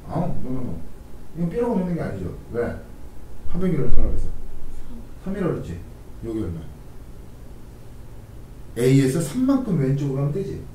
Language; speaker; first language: Korean; native; Korean